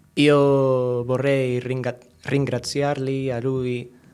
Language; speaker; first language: Italian; non-native, learner; Spanish